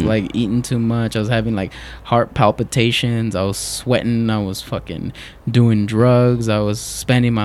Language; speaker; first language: English; native; English